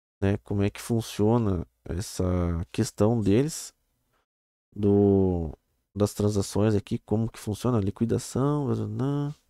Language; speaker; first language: Portuguese; native; Portuguese